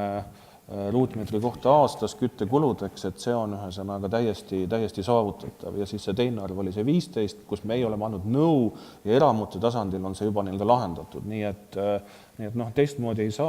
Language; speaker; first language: Estonian; native; Estonian